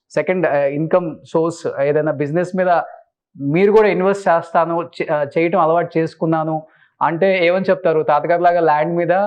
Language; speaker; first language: Telugu; native; Telugu